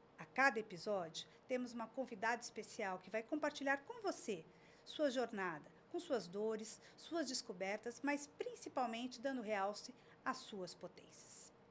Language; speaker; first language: Portuguese; native; Portuguese